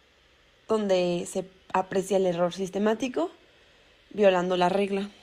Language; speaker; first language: Spanish; native; Spanish